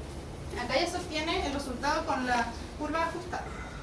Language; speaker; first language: Spanish; native; Spanish